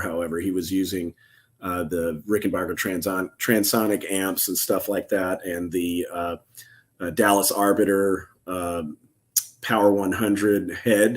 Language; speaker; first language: English; native; English